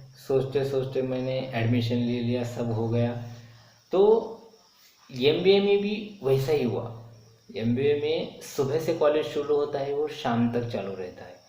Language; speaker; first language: Hindi; non-native, local second language; Marathi